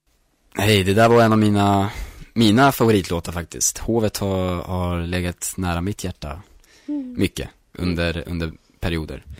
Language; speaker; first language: Swedish; native; Swedish